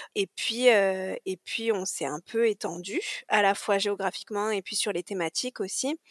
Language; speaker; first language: French; native; French